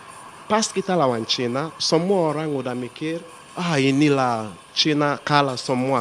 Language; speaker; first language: Indonesian; non-native, fluent; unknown